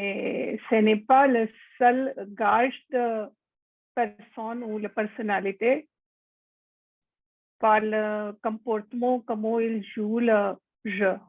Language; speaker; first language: French; non-native, learner; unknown